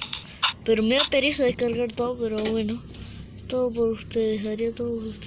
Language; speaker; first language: Spanish; native; Spanish